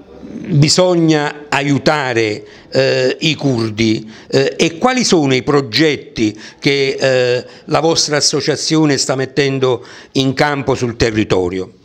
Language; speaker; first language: Italian; native; Italian